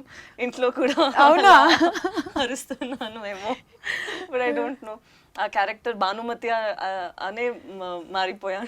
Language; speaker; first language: Telugu; non-native, local second language; Tamil